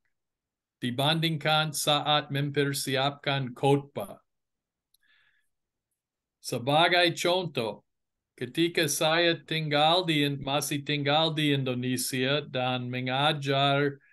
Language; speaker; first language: Indonesian; non-native, fluent; English